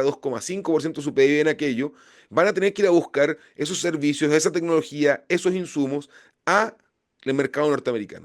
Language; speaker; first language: Spanish; native; Spanish